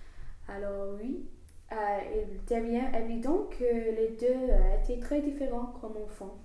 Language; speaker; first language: French; non-native, learner; English